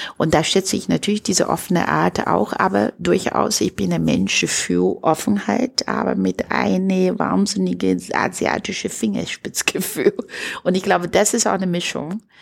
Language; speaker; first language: German; non-native, fluent; Chinese